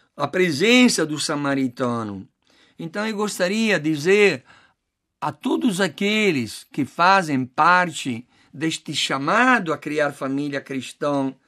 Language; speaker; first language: Portuguese; non-native, fluent; Italian